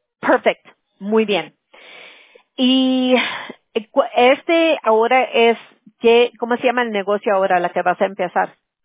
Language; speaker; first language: Spanish; early bilingual, heritage; Spanish